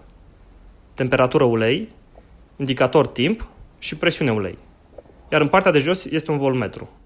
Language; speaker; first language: Romanian; native; Romanian